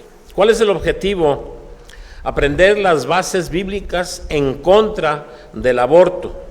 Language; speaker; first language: Spanish; native; Spanish